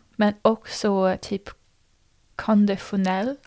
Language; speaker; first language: Swedish; non-native, learner; English